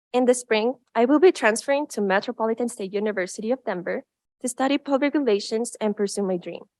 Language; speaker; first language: English; non-native, fluent; Spanish